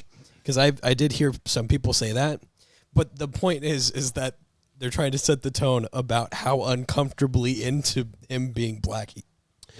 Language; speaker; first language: English; native; English